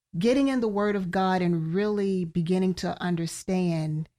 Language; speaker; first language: English; native; English